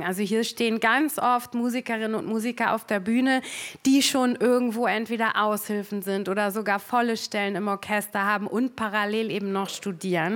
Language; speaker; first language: German; native; German